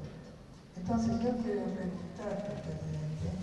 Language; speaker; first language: Spanish; non-native, fluent; English